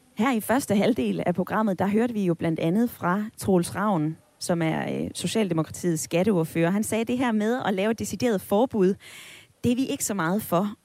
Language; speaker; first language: Danish; native; Danish